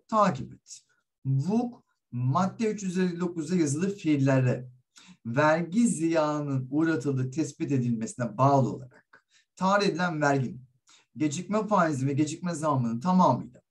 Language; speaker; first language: Turkish; native; Turkish